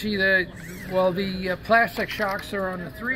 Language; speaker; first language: English; native; English